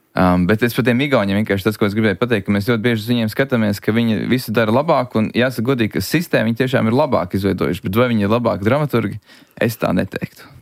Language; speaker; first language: Latvian; native; Latvian